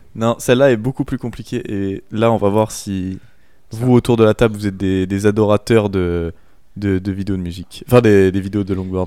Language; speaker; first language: French; native; French